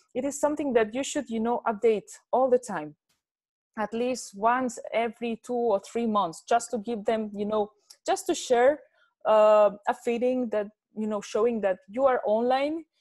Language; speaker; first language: English; non-native, fluent; Spanish